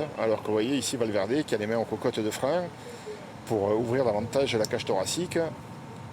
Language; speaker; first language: French; native; French